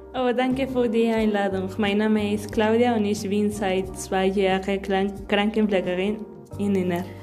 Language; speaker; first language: German; non-native, learner; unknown